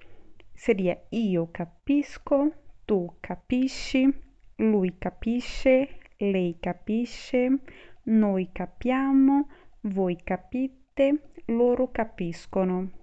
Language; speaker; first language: Italian; non-native, fluent; Portuguese